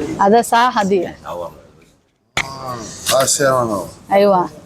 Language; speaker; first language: Arabic; non-native, learner; Telugu